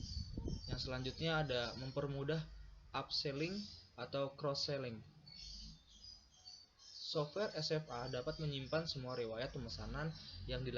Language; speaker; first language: Indonesian; native; Indonesian